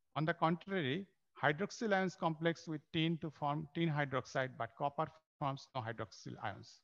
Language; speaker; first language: English; non-native, local second language; Bangla